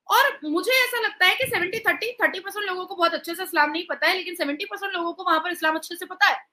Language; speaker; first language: Hindi; native; Hindi